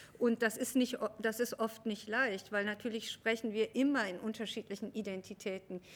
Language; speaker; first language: German; early bilingual, other home language; Persian